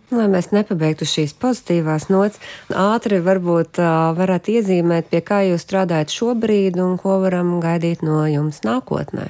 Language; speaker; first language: Latvian; native; Latvian